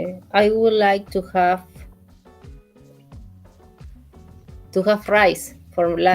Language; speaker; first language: English; non-native, learner; Spanish